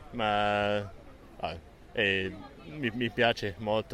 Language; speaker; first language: Italian; non-native, learner; English